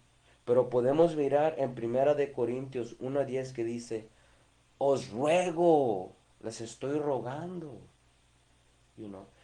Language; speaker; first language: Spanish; early bilingual, heritage; Spanish